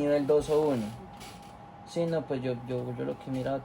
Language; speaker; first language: Spanish; native; Spanish